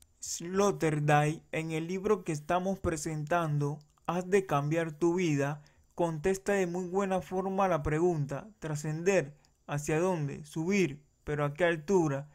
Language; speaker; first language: Spanish; native; Spanish